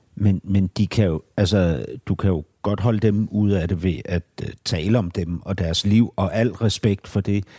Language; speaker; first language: Danish; native; Danish